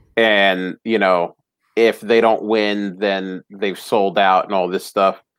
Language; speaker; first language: English; native; English